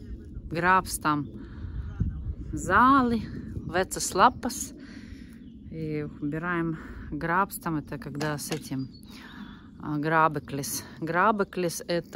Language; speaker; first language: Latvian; non-native, local second language; Russian